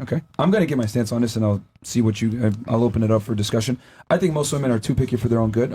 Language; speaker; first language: English; native; English